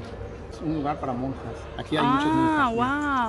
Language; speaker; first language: Spanish; non-native, learner; Arabic